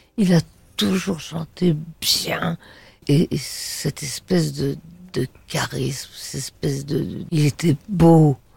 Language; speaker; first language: French; native; French